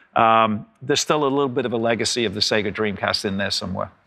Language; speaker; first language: English; native; English